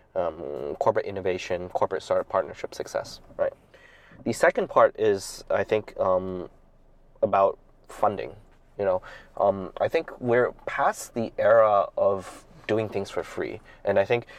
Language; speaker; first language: English; non-native, local second language; Cantonese